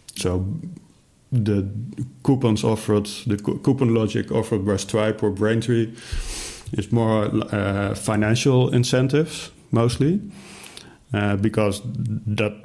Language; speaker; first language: English; non-native, fluent; Dutch